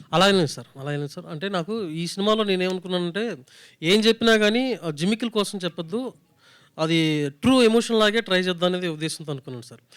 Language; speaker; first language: Telugu; native; Telugu